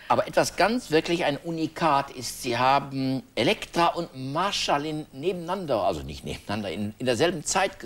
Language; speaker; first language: German; native; German